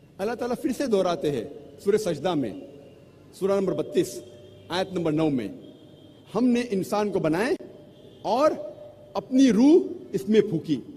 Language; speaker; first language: Urdu; non-native, local second language; Konkani